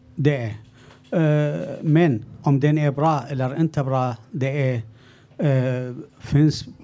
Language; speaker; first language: Swedish; non-native, learner; Arabic